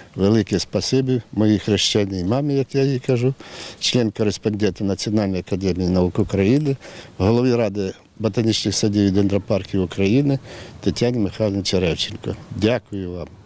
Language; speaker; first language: Ukrainian; native; Ukrainian